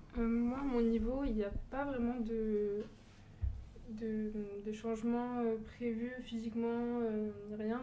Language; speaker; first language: French; early bilingual, other home language; Portuguese